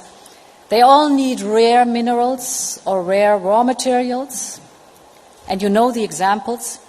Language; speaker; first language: English; non-native, fluent; German